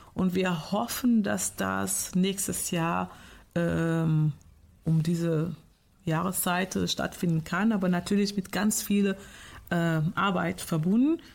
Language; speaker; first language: German; non-native, fluent; Portuguese